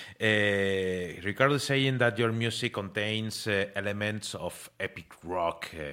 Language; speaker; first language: English; non-native, learner; Spanish